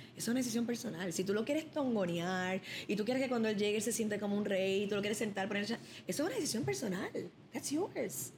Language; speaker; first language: Spanish; early bilingual, other home language; English